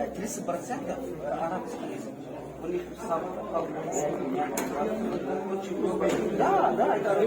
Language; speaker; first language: Russian; non-native, learner; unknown